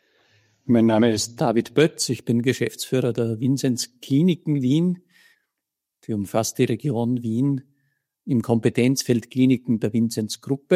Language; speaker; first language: German; native; German